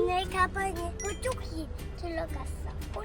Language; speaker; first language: Korean; early bilingual, heritage; Korean